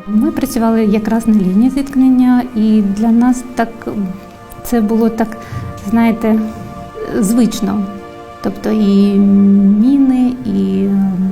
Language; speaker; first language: Ukrainian; non-native, fluent; Georgian